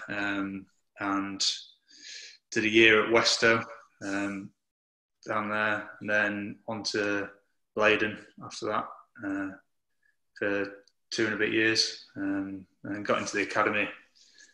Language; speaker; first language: English; native; English